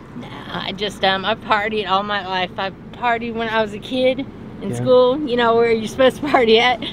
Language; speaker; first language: English; native; English